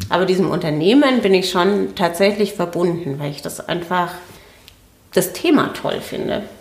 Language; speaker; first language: German; native; German